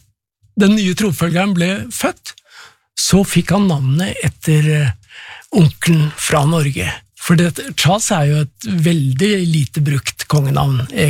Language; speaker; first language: Norwegian; native; Norwegian